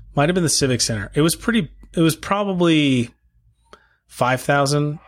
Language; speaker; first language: English; native; English